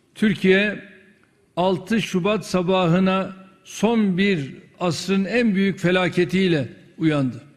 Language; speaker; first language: Turkish; native; Turkish